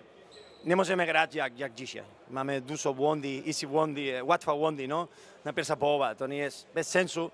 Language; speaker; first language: Polish; non-native, learner; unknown